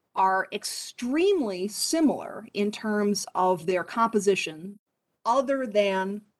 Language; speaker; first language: English; native; English